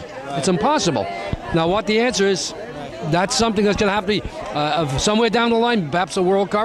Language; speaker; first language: English; native; English